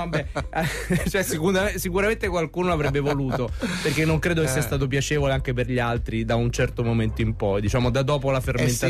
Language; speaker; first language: Italian; native; Italian